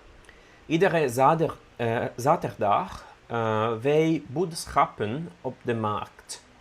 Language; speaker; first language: Dutch; non-native, learner; Italian